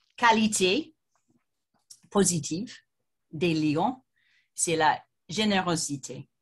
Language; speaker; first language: French; non-native, fluent; English